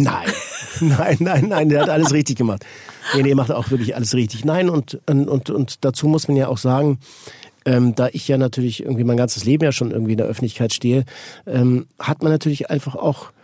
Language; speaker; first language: German; native; German